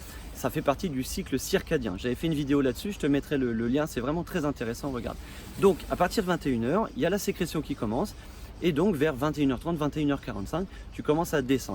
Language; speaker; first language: French; native; French